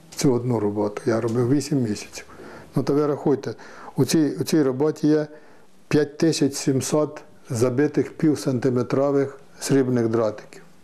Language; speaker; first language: Ukrainian; native; Ukrainian